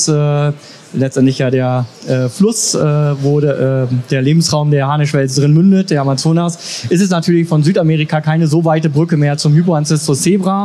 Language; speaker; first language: German; native; German